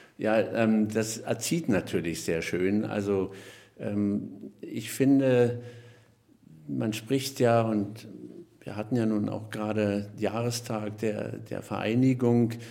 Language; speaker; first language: German; native; German